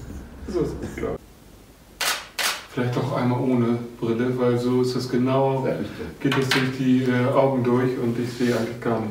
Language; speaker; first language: German; native; German